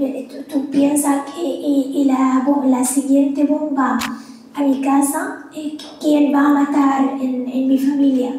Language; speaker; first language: Spanish; non-native, fluent; Arabic